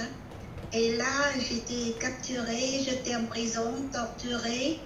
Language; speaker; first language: French; non-native, local second language; Vietnamese